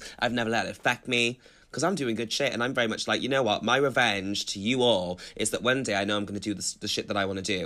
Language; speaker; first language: English; native; English